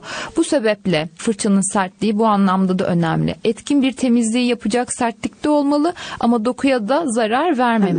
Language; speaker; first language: Turkish; native; Turkish